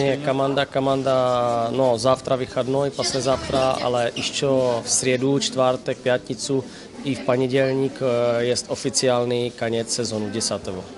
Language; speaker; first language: Russian; non-native, learner; Slovak